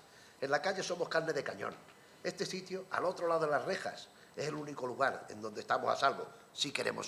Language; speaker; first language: Spanish; native; Spanish